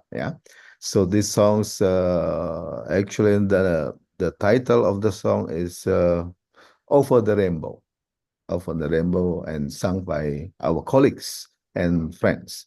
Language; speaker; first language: English; non-native, fluent; Indonesian